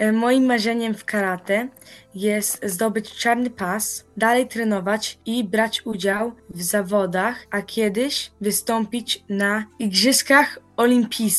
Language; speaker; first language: Polish; early bilingual, heritage; Polish